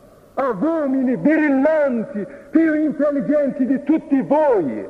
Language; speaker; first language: Italian; non-native, fluent; Turkish